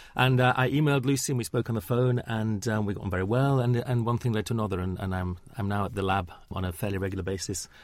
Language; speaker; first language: English; native; English